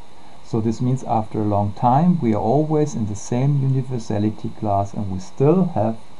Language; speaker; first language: English; non-native, fluent; German